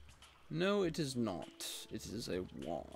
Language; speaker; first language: English; native; English